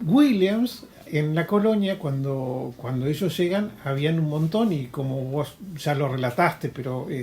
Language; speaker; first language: Spanish; native; Spanish